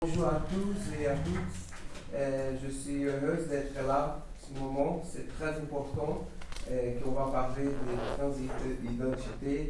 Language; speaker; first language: French; non-native, learner; Portuguese